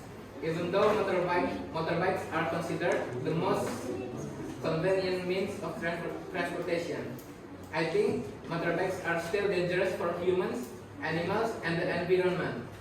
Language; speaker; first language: English; non-native, learner; Indonesian